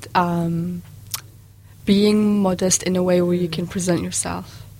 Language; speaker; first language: English; early bilingual, other home language; Arabic